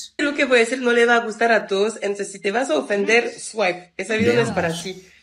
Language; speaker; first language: Spanish; non-native, fluent; French